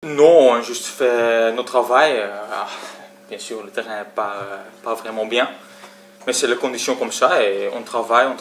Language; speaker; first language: French; non-native, fluent; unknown